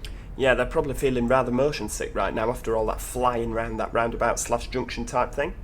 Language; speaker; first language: English; native; English